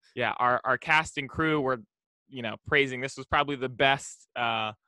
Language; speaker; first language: English; native; English